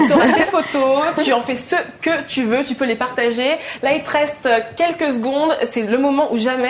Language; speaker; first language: French; native; French